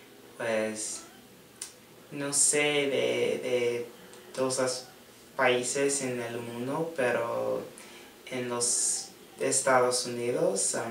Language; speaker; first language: Spanish; non-native, learner; English